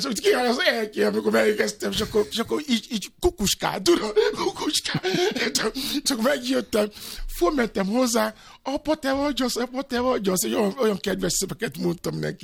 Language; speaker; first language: Hungarian; non-native, fluent; Yoruba